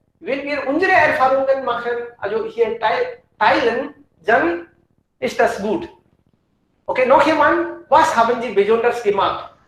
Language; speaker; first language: German; non-native, fluent; Hindi